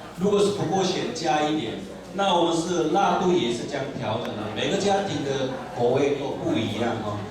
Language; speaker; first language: Chinese; non-native, fluent; Korean